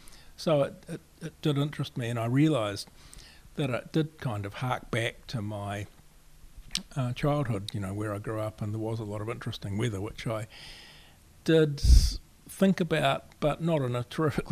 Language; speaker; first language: English; native; English